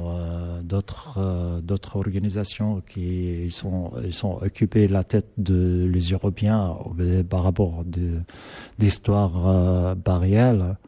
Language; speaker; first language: French; non-native, learner; Arabic